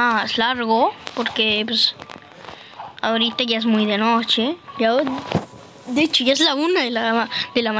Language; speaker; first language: Spanish; native; Spanish